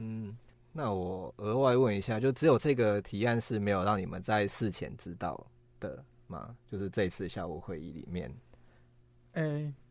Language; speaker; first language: Chinese; native; Chinese